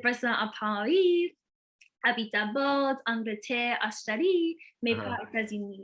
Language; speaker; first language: French; non-native, learner; English